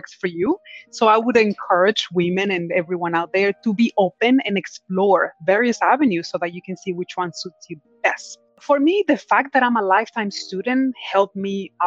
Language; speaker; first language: English; non-native, fluent; Spanish